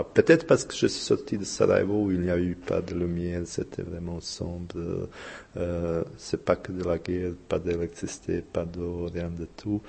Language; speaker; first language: French; non-native, fluent; Bosnian